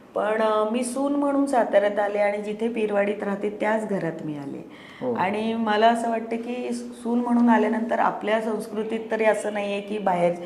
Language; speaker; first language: Marathi; non-native, fluent; Hindi